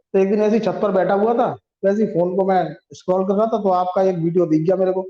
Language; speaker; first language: Hindi; non-native, local second language; Bangla